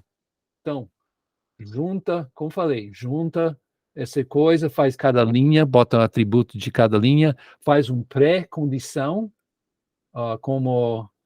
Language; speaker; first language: Portuguese; non-native, fluent; English